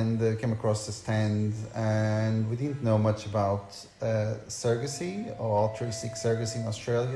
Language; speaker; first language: English; non-native, fluent; Portuguese